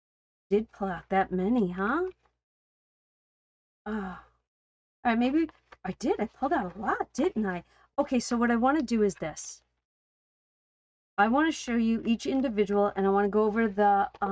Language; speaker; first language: English; native; English